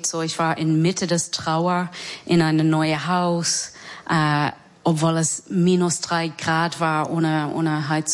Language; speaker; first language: German; non-native, learner; English